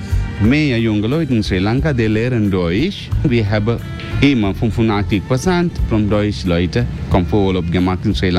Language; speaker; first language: German; non-native, learner; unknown